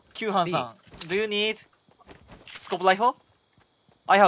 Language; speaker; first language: English; non-native, learner; Japanese